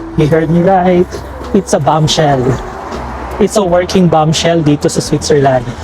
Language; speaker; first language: English; non-native, local second language; Filipino